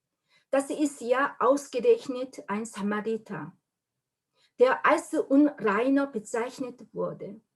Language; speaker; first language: German; non-native, learner; Korean